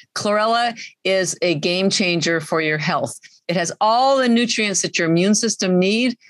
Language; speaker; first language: English; native; English